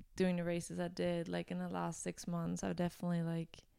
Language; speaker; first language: English; non-native, fluent; German